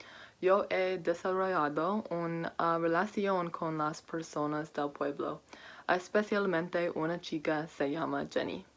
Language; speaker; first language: Spanish; non-native, learner; English